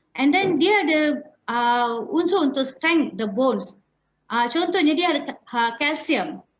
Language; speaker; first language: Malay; non-native, local second language; Tamil